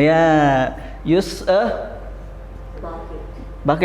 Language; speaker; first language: English; non-native, learner; Indonesian